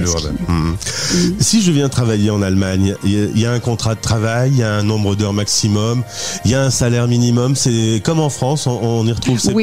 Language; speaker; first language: French; native; French